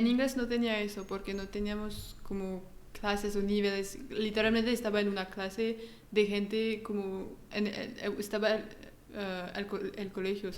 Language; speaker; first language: Spanish; non-native, learner; French